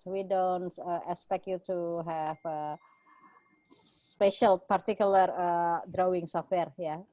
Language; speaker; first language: English; non-native, fluent; Indonesian